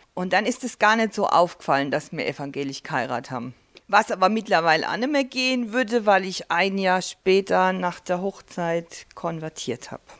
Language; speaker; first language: German; native; German